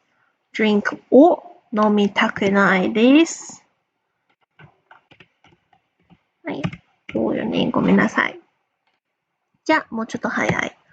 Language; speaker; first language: Japanese; non-native, fluent; English